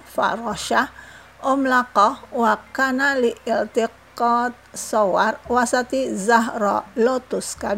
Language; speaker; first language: Arabic; non-native, fluent; Indonesian